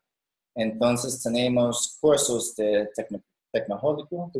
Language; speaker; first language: Spanish; non-native, learner; English